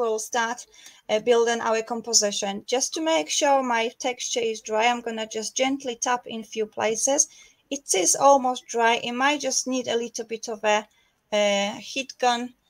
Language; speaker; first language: English; non-native, fluent; Polish